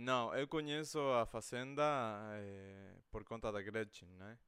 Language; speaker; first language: Portuguese; non-native, fluent; Spanish